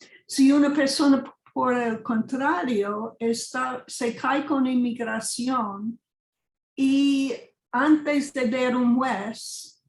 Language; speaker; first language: Spanish; non-native, fluent; English